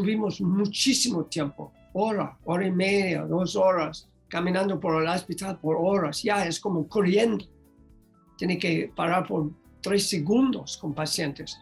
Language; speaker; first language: Spanish; non-native, learner; English